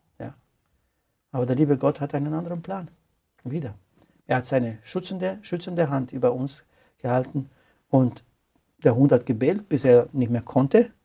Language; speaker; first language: German; non-native, fluent; Romanian